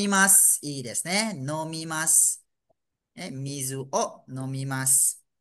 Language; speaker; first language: Japanese; non-native, fluent; Malay